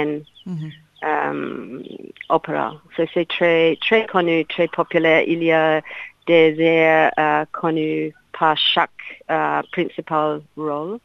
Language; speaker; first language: French; non-native, learner; English